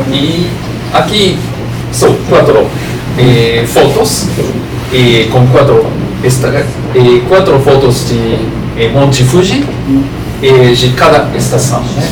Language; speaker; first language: Portuguese; non-native, fluent; Japanese